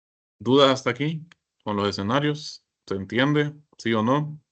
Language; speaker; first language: Spanish; native; Spanish